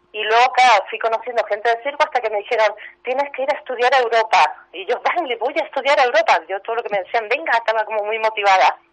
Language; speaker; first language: Spanish; native; Spanish